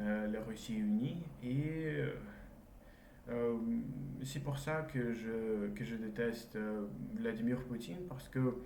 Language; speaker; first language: French; non-native, learner; Russian